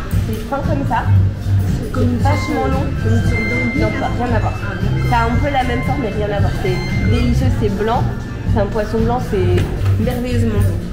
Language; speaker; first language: French; native; French